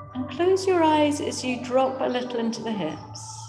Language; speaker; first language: English; native; English